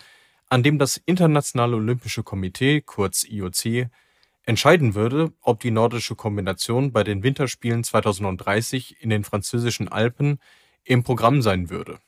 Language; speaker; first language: German; native; German